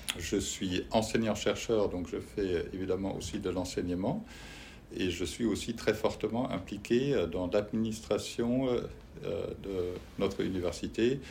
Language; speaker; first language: French; non-native, fluent; German